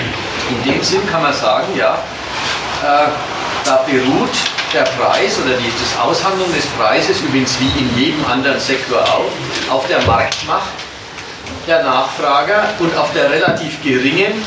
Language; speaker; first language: German; native; German